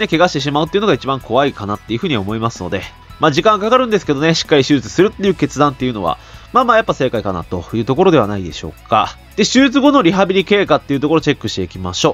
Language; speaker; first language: Japanese; native; Japanese